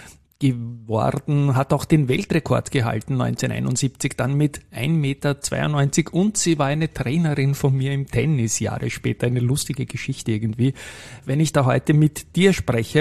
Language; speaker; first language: German; native; German